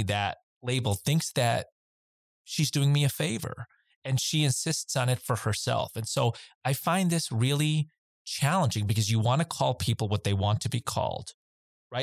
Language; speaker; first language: English; native; English